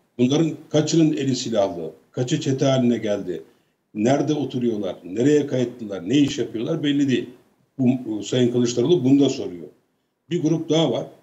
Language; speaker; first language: Turkish; native; Turkish